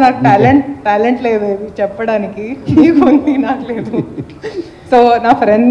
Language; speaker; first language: Telugu; non-native, local second language; Hindi